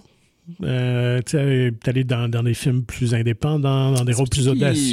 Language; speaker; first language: French; native; French